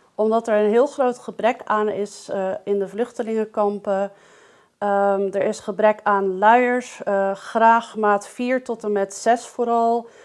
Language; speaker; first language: Dutch; native; Dutch